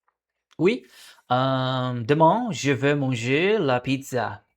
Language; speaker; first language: French; non-native, learner; Portuguese